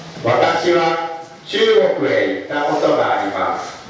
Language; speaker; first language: Japanese; non-native, learner; Indonesian